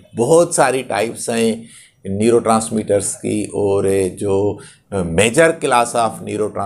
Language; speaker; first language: Urdu; non-native, local second language; Sindhi